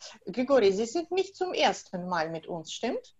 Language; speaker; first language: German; non-native, fluent; Russian